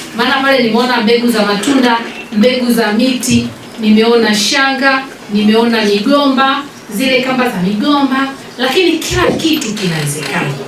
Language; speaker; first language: Swahili; native; Swahili